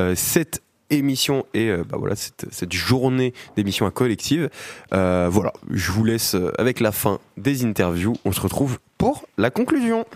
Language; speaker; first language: French; native; French